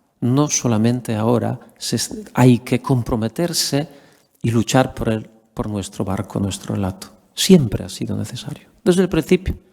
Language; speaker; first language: Spanish; non-native, fluent; Polish